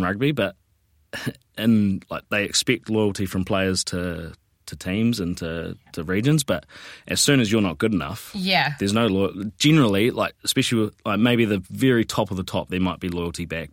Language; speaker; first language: English; native; English